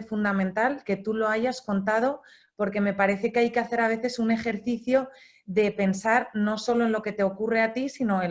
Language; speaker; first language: Spanish; native; Spanish